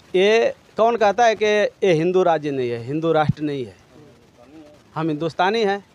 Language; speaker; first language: Hindi; native; Hindi